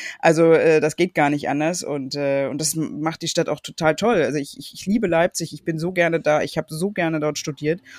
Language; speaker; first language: German; native; German